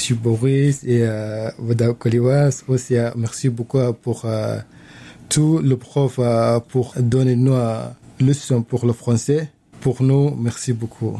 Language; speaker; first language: French; non-native, learner; Arabic